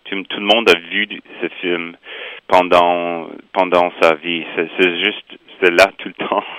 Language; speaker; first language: French; non-native, local second language; English